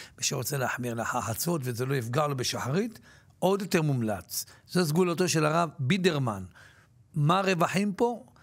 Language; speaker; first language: Hebrew; native; Hebrew